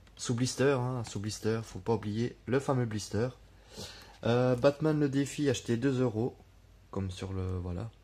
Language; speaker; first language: French; native; French